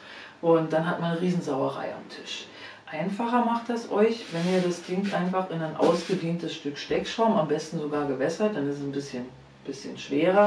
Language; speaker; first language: German; native; German